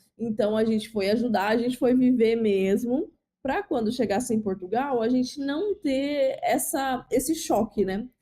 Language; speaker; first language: Portuguese; native; Portuguese